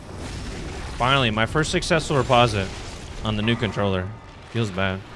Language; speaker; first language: English; native; English